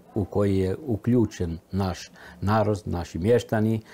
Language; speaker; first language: Croatian; early bilingual, heritage; Romanian